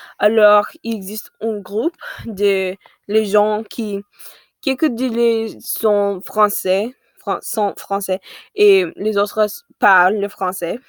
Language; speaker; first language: French; non-native, learner; English